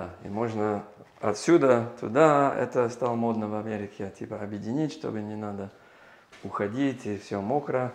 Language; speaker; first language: Russian; non-native, fluent; English